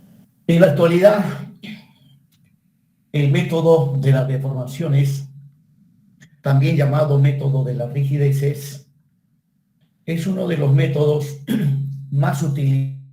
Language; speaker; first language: Spanish; native; Spanish